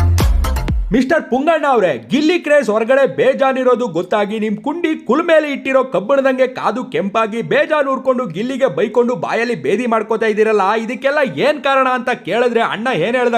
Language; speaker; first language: Kannada; native; Kannada